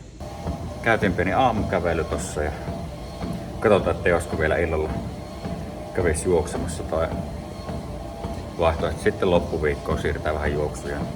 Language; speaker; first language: Finnish; native; Finnish